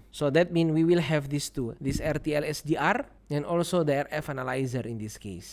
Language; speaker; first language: English; non-native, learner; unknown